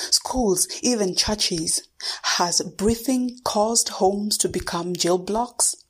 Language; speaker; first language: English; non-native, local second language; Kikuyu